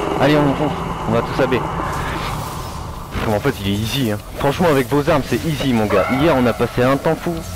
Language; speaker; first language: French; native; French